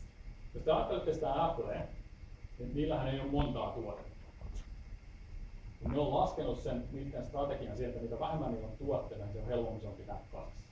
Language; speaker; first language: Finnish; native; Finnish